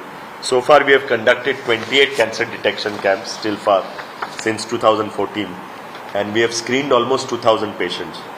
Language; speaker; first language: English; non-native, local second language; Konkani